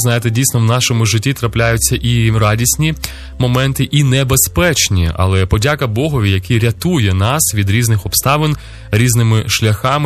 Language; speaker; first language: Ukrainian; native; Ukrainian